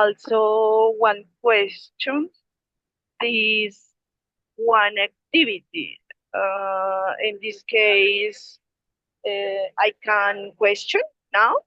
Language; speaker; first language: English; non-native, learner; Spanish